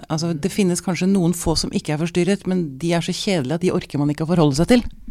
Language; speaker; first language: Norwegian; native; Norwegian